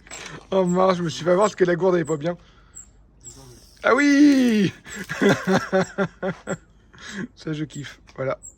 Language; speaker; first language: French; native; French